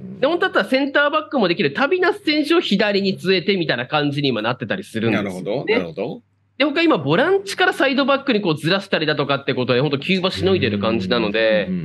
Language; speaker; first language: Japanese; native; Japanese